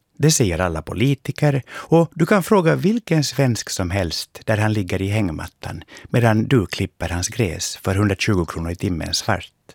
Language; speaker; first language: Swedish; native; Swedish